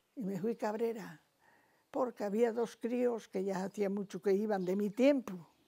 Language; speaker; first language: Spanish; native; Spanish